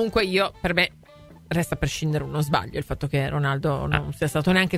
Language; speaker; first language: Italian; native; Italian